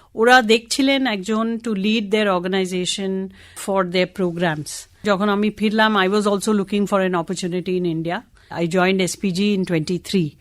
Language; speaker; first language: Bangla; non-native, local second language; Tamil